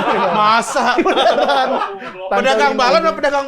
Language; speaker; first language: Indonesian; native; Indonesian